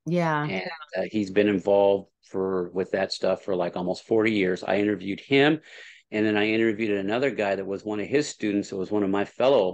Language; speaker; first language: English; native; English